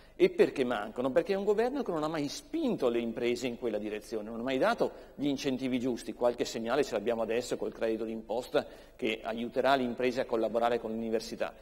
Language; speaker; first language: Italian; native; Italian